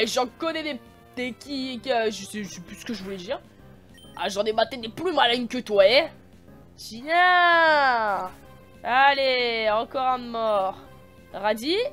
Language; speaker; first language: French; native; French